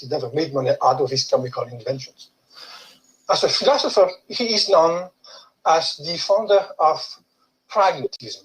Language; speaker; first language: English; non-native, fluent; French